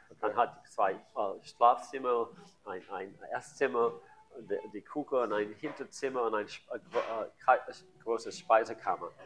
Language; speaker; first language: German; non-native, learner; English